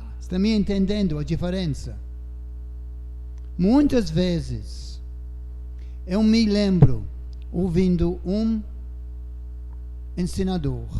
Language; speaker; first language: Portuguese; non-native, fluent; English